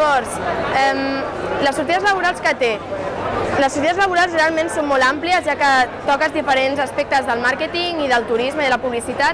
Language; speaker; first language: Catalan; native; Catalan